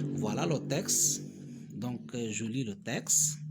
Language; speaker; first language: French; non-native, local second language; Arabic